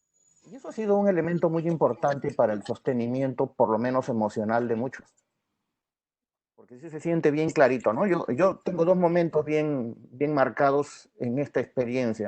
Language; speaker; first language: Spanish; native; Spanish